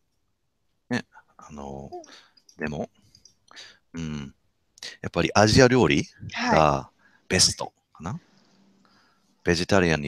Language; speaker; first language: Japanese; non-native, fluent; English